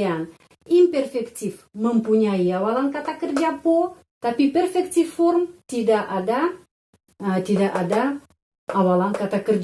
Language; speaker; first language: Indonesian; non-native, fluent; Russian